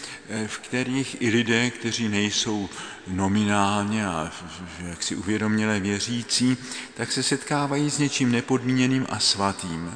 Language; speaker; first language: Czech; native; Czech